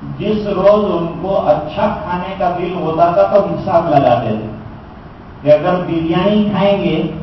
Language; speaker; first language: Urdu; non-native, local second language; Gujarati